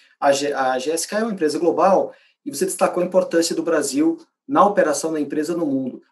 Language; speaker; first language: Portuguese; native; Portuguese